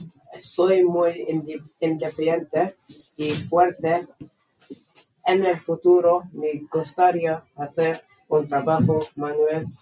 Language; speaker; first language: Spanish; non-native, learner; English